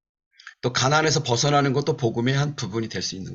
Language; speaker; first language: Korean; native; Korean